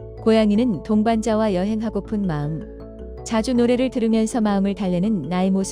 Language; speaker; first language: Korean; native; Korean